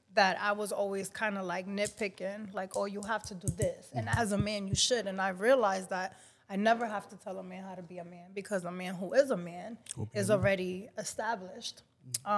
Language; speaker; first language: English; non-native, fluent; Spanish